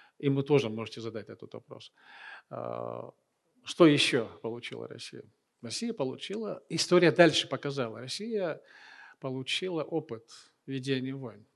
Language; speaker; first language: Russian; non-native, local second language; Chechen